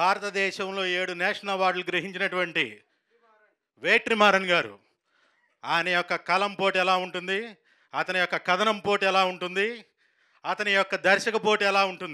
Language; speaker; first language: Telugu; native; Telugu